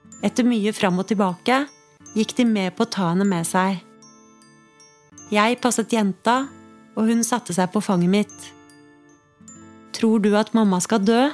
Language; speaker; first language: Norwegian; native; Norwegian